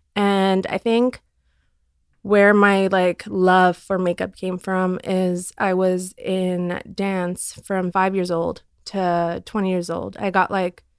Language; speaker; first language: English; non-native, fluent; Armenian